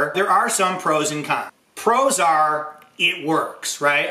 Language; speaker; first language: English; native; English